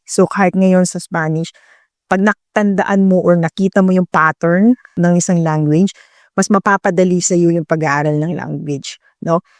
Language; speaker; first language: Filipino; native; Filipino